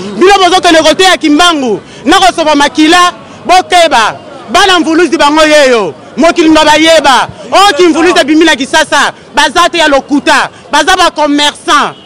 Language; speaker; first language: Lingala; non-native, local second language; Kongo